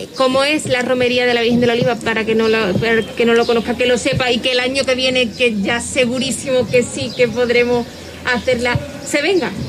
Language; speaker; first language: Spanish; native; Spanish